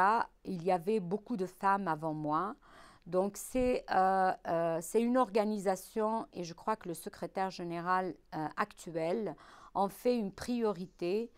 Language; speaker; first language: French; non-native, local second language; Arabic